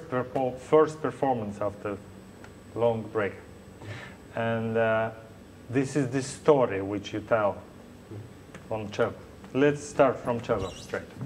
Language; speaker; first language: English; non-native, learner; Russian